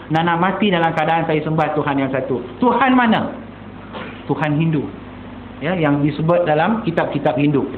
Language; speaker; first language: Malay; non-native, local second language; Tamil